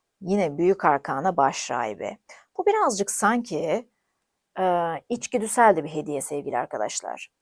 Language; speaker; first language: Turkish; native; Turkish